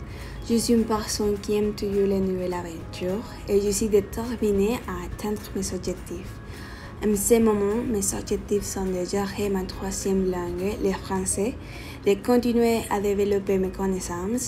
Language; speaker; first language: French; non-native, fluent; Spanish